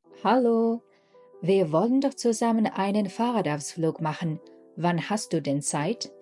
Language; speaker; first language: German; non-native, fluent; Mongolian